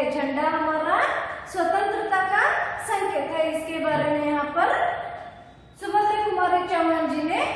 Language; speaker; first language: Hindi; non-native, local second language; Kannada